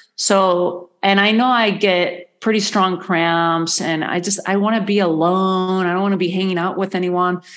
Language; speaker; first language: English; non-native, fluent; Spanish